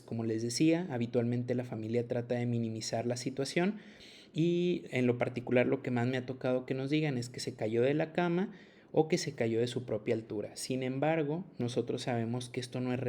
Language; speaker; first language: Spanish; native; Spanish